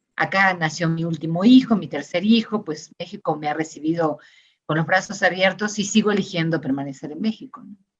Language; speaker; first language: Spanish; native; Spanish